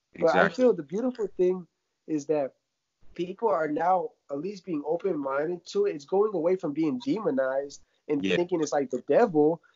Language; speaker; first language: English; early bilingual, other home language; Russian